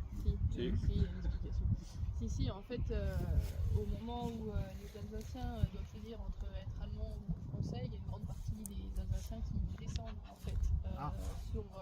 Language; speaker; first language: French; native; French